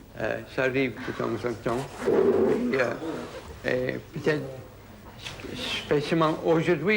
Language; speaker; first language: French; non-native, fluent; English